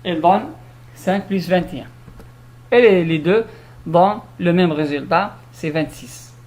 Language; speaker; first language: French; non-native, local second language; Arabic